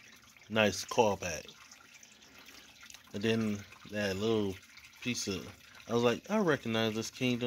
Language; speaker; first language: English; native; English